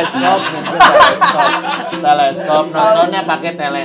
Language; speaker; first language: Indonesian; native; Indonesian